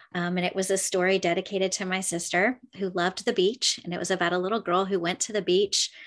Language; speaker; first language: English; native; English